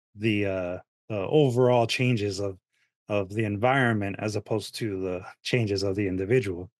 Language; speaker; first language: English; early bilingual, other home language; Spanish